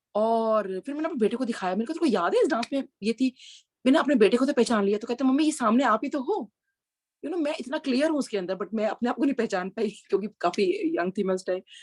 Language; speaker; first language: Hindi; native; Hindi